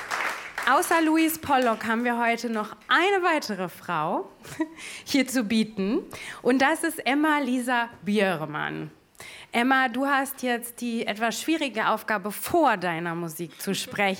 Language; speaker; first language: German; native; German